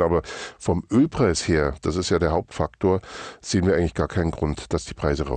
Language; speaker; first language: German; native; German